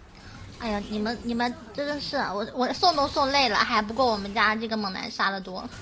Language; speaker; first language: Chinese; native; Chinese